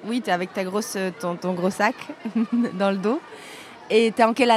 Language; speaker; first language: French; native; French